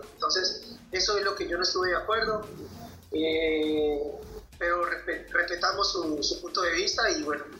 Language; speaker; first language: Spanish; native; Spanish